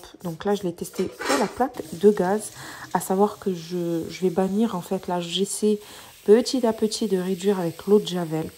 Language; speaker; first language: French; native; French